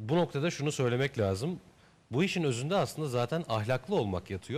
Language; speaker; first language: Turkish; native; Turkish